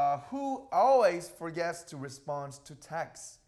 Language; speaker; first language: English; non-native, fluent; Korean